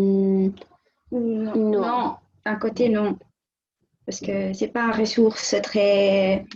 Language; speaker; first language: French; non-native, learner; Italian